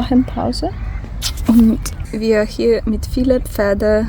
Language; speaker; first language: German; non-native, learner; Slovenian